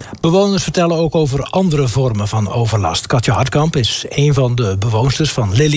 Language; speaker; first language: Dutch; native; Dutch